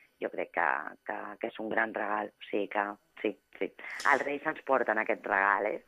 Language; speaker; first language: Catalan; non-native, local second language; Spanish